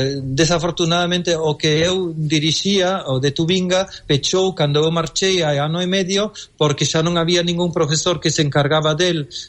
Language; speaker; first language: Galician; non-native, fluent; German